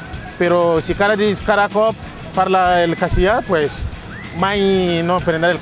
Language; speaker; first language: Catalan; non-native, learner; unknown